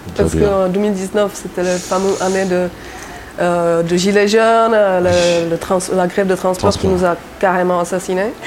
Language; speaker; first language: French; non-native, fluent; Czech